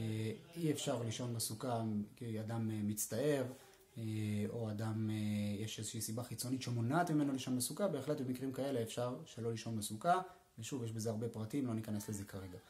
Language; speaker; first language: Hebrew; native; Hebrew